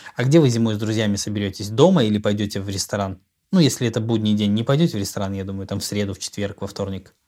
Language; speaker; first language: Russian; native; Russian